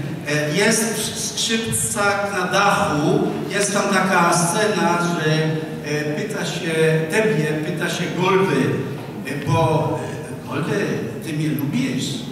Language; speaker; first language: Polish; non-native, fluent; Hebrew